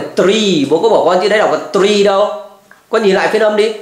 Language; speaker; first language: Vietnamese; native; Vietnamese